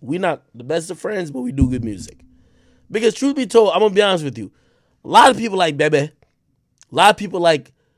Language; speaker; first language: English; native; English